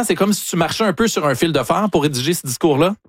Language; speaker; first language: French; native; French